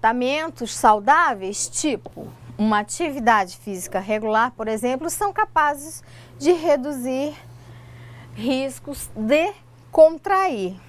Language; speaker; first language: Portuguese; native; Portuguese